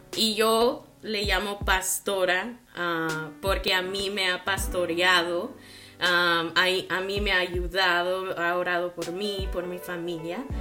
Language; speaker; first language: Spanish; early bilingual, heritage; Spanish